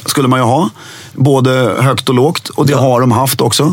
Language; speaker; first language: Swedish; native; Swedish